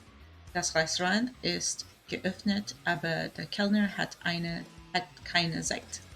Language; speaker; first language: German; non-native, learner; English